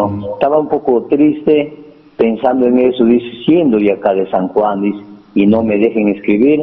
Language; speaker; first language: Spanish; native; Spanish